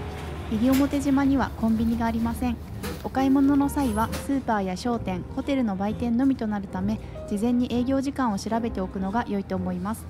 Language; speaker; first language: Japanese; native; Japanese